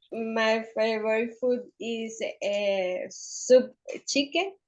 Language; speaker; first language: English; non-native, learner; Spanish